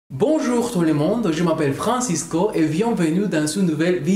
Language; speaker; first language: French; non-native, learner; Spanish